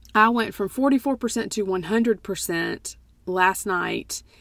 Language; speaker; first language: English; native; English